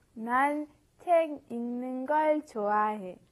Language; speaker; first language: Korean; non-native, learner; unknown